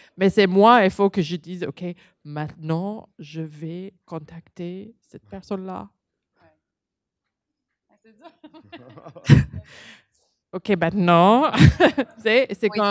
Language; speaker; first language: French; non-native, learner; English